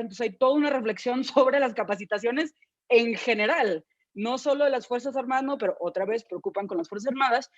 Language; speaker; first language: Spanish; native; Spanish